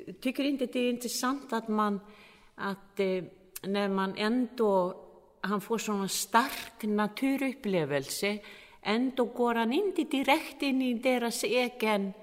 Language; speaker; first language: Swedish; non-native, fluent; Icelandic